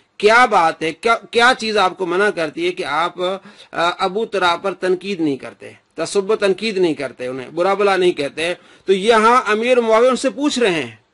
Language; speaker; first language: Urdu; non-native, local second language; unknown